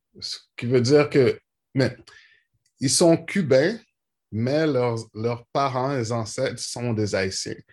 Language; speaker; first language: French; native; French